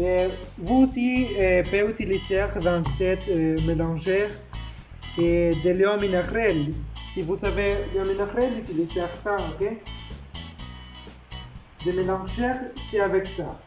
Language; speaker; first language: French; non-native, learner; Spanish